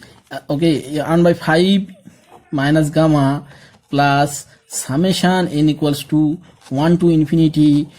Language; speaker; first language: English; non-native, local second language; Bangla